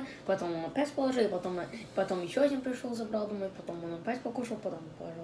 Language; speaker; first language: Russian; early bilingual, heritage; Russian